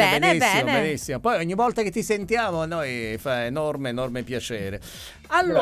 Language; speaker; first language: Italian; native; Italian